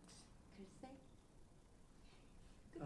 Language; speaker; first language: Korean; non-native, learner; Chinese